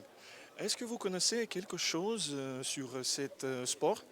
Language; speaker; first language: French; non-native, learner; Russian